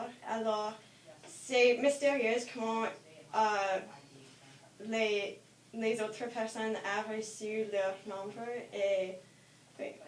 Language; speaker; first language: French; non-native, learner; English